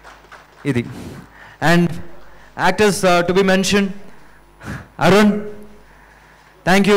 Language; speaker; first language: Telugu; native; Telugu